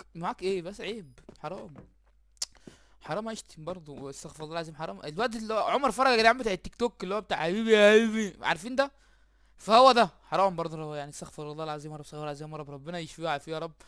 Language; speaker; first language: Arabic; native; Arabic